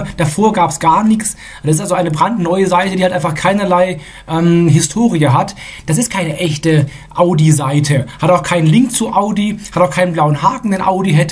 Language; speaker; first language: German; native; German